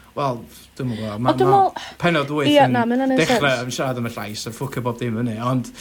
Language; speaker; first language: Welsh; native; Welsh